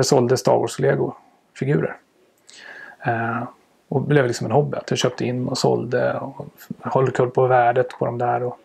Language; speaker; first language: Swedish; native; Swedish